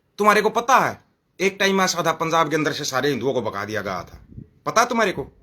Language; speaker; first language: Hindi; native; Hindi